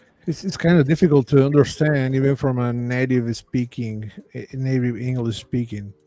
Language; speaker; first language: English; non-native, fluent; Spanish